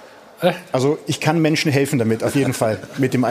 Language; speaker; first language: German; native; German